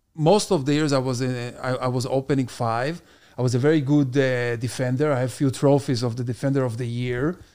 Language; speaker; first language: English; non-native, fluent; Hebrew